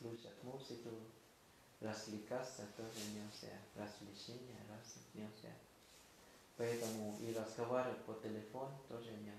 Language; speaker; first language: Russian; non-native, learner; Thai